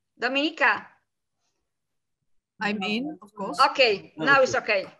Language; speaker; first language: English; non-native, fluent; Polish